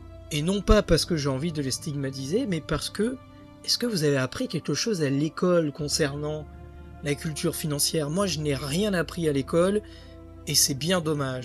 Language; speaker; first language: French; native; French